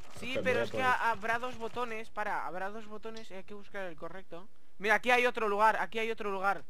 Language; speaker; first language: Spanish; native; Spanish